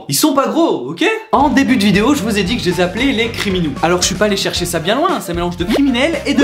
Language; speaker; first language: French; native; French